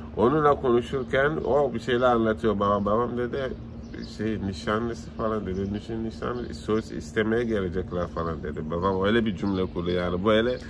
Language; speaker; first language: Turkish; non-native, fluent; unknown